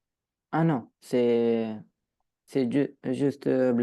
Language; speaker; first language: French; non-native, learner; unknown